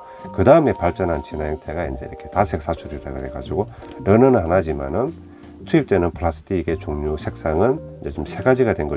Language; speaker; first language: Korean; native; Korean